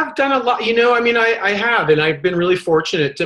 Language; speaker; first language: English; native; English